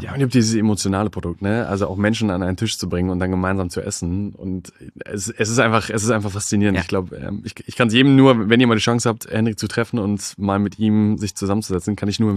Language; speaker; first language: German; native; German